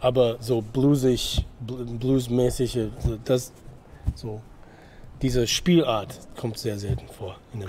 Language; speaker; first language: German; non-native, fluent; English